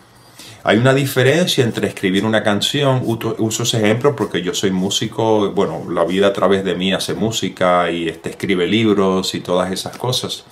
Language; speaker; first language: Spanish; native; Spanish